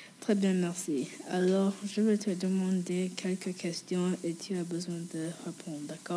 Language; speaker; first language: French; non-native, fluent; English